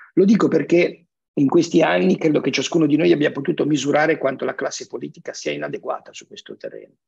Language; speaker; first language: Italian; native; Italian